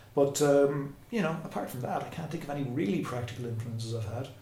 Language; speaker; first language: English; native; English